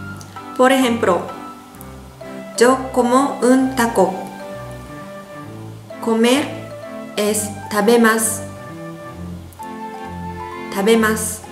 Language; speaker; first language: Spanish; non-native, learner; Japanese